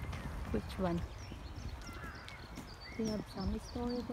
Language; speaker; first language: English; non-native, local second language; Cebuano